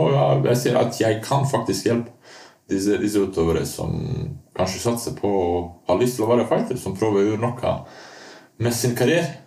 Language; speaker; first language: Norwegian; non-native, fluent; Bosnian